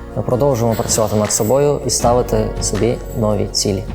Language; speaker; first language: Ukrainian; early bilingual, other home language; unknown